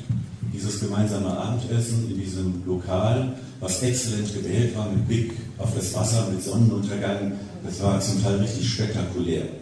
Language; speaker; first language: German; native; German